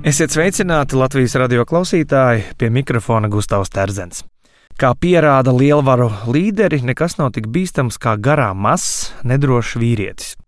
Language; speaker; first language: Latvian; native; Latvian